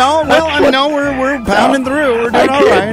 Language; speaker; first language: English; native; English